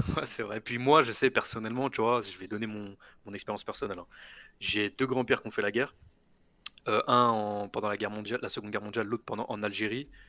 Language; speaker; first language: French; native; French